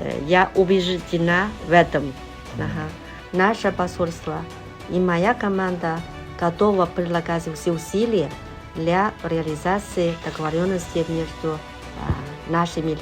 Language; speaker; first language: Russian; non-native, fluent; Chinese